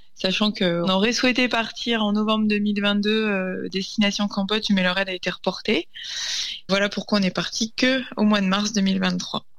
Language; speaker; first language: French; native; French